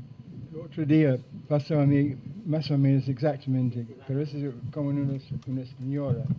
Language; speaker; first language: Spanish; non-native, fluent; English